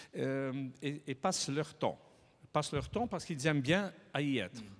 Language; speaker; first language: French; non-native, fluent; Dutch